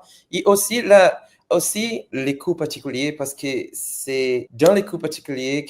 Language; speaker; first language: French; non-native, fluent; Portuguese